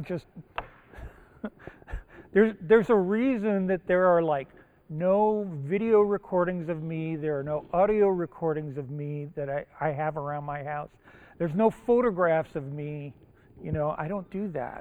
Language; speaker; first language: English; early bilingual, other home language; Japanese